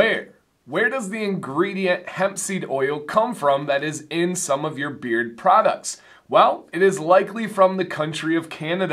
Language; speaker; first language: English; native; English